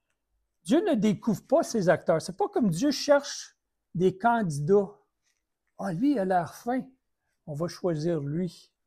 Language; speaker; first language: French; native; French